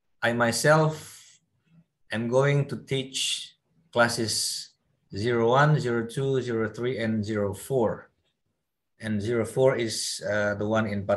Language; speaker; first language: English; non-native, fluent; Indonesian